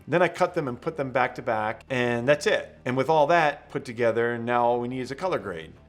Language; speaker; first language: English; native; English